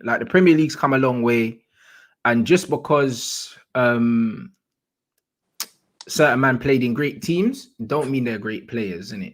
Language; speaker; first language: English; native; English